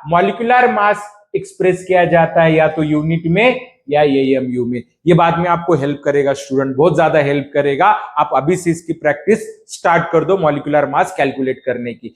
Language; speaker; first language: Hindi; non-native, local second language; Marathi